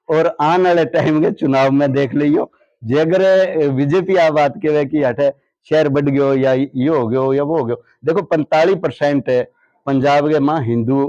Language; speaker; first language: Hindi; native; Hindi